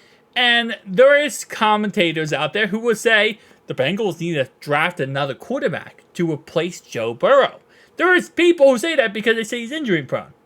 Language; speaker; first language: English; native; English